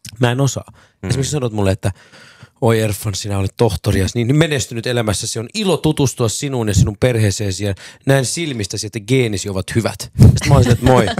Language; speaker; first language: Finnish; early bilingual, other home language; Persian